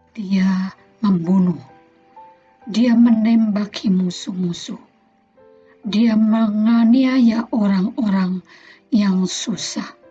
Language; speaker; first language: Indonesian; native; Indonesian